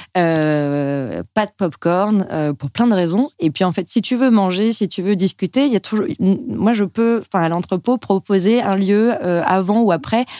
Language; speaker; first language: French; native; French